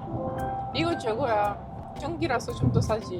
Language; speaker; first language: Korean; non-native, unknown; Ukrainian